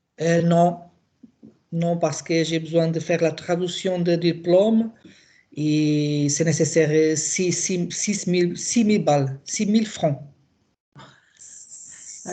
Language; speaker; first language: French; non-native, learner; Portuguese